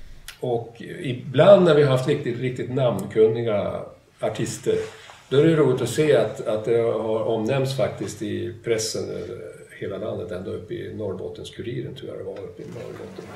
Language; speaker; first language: Swedish; native; Swedish